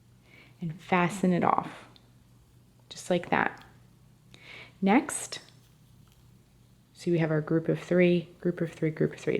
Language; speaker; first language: English; native; English